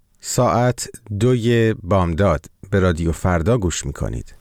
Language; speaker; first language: Persian; native; Persian